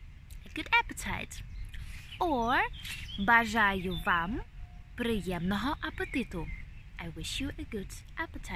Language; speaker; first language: English; non-native, fluent; Ukrainian